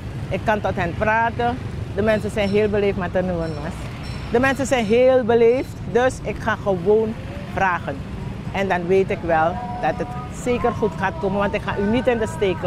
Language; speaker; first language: Dutch; non-native, local second language; Javanese